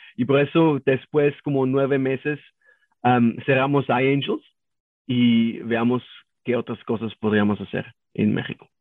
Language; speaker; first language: Spanish; non-native, learner; German